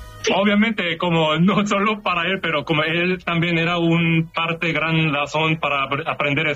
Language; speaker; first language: Spanish; non-native, fluent; Korean